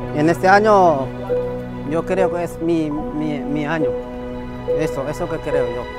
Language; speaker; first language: Spanish; non-native, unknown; Wolof